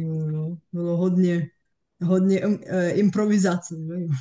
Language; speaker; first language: Czech; non-native, fluent; Bulgarian